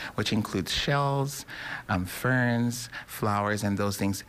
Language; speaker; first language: English; native; English